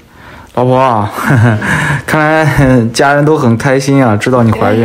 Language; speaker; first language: Chinese; native; Chinese